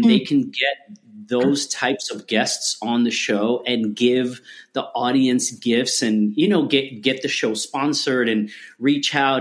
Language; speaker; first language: English; early bilingual, other home language; Spanish